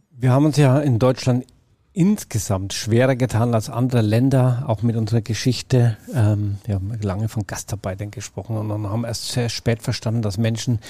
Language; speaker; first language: German; native; German